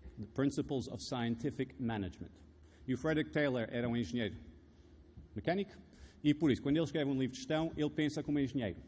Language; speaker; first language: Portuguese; non-native, fluent; Arabic